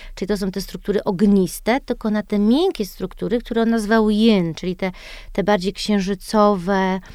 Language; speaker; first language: Polish; early bilingual, heritage; Polish